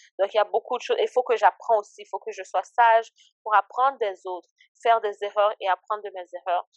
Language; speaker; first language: French; early bilingual, other home language; Haitian Creole